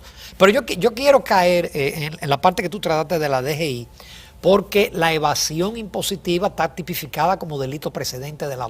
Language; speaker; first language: Spanish; native; Spanish